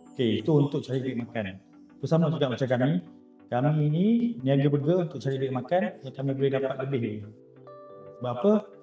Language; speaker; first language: Malay; native; Malay